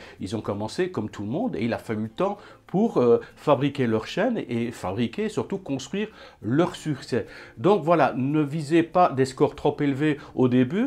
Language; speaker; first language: French; native; French